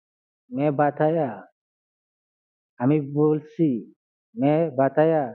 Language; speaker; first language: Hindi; non-native, fluent; Bangla